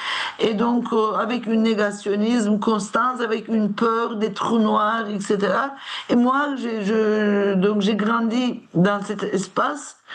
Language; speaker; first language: French; non-native, fluent; Turkish